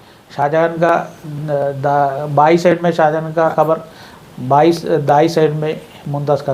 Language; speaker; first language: Hindi; non-native, local second language; Malayalam